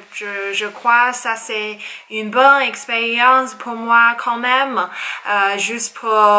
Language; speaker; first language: French; non-native, learner; Chinese